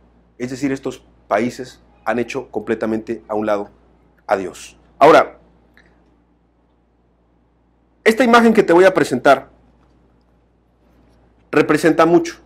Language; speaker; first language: Spanish; native; Spanish